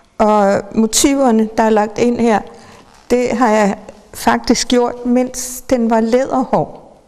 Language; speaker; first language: Danish; native; Danish